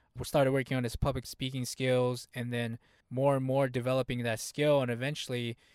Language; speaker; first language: English; early bilingual, other home language; Hmong